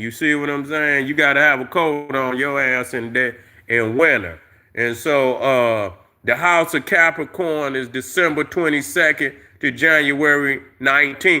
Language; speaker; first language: English; native; English